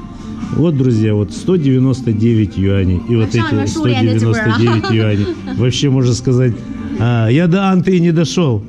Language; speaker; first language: Russian; native; Russian